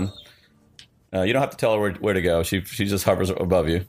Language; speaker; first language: English; non-native, local second language; Sinhala